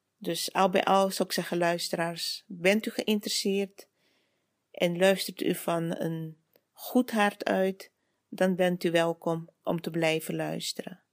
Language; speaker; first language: Dutch; native; Dutch